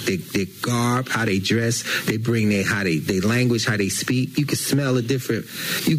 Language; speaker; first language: English; native; English